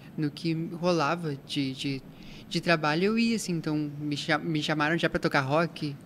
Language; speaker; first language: Portuguese; native; Portuguese